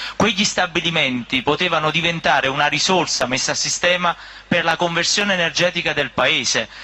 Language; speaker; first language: Italian; native; Italian